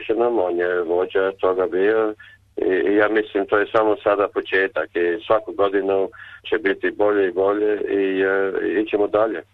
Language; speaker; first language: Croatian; early bilingual, heritage; Croatian